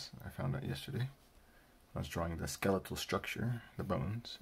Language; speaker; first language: English; native; English